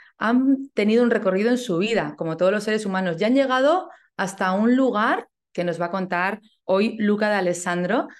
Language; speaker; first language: Spanish; native; Spanish